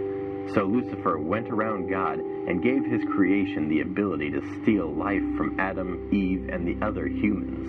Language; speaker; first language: English; native; English